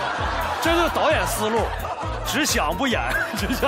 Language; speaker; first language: Chinese; native; Chinese